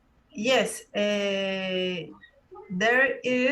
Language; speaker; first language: English; non-native, learner; Spanish